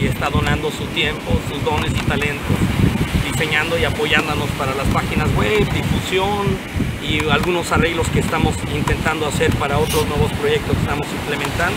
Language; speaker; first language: Spanish; native; Spanish